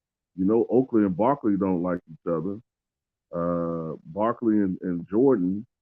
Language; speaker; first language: English; native; English